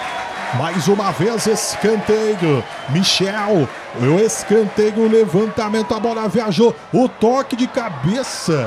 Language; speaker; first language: Portuguese; native; Portuguese